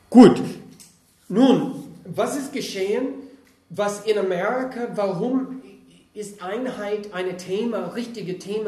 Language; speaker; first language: German; non-native, fluent; English